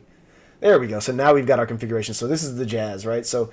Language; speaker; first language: English; native; English